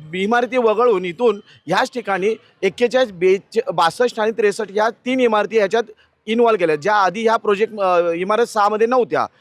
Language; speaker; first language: Marathi; native; Marathi